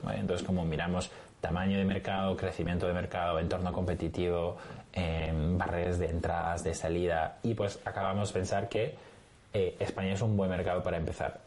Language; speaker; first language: Spanish; non-native, fluent; French